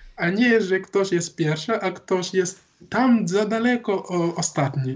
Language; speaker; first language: Polish; non-native, learner; Wolof